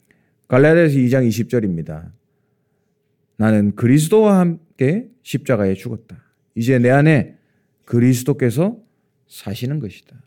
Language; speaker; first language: Korean; native; Korean